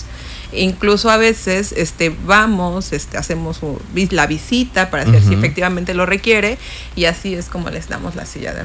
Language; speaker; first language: Spanish; native; Spanish